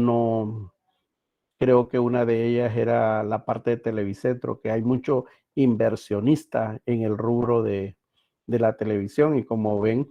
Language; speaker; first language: Spanish; native; Spanish